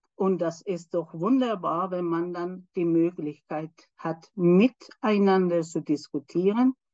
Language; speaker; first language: German; non-native, fluent; Persian